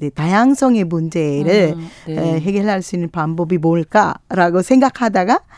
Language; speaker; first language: Korean; non-native, fluent; Sinhala